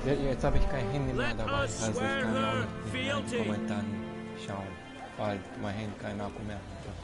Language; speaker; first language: German; non-native, fluent; Romanian